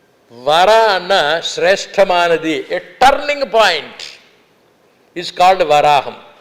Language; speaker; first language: English; non-native, local second language; Telugu